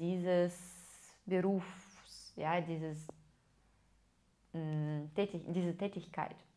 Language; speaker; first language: German; non-native, fluent; Russian